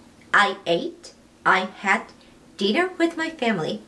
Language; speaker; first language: English; non-native, fluent; Japanese